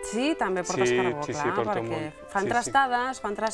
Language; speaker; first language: Catalan; native; Catalan